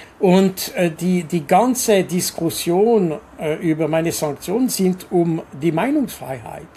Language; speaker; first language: German; non-native, local second language; French